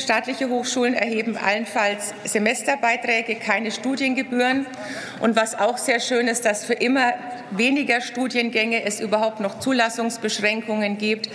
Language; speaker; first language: German; native; German